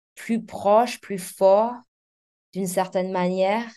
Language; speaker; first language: French; native; French